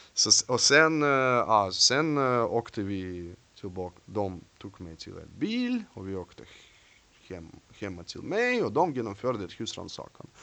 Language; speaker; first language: Swedish; non-native, fluent; Russian